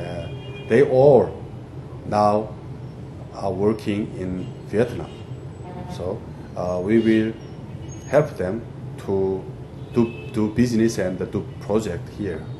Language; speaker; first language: English; non-native, fluent; Korean